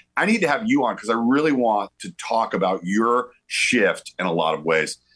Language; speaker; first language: English; native; English